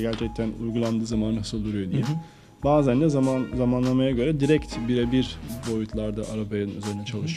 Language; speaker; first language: Turkish; native; Turkish